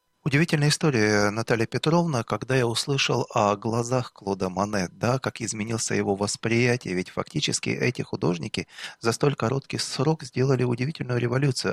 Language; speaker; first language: Russian; native; Russian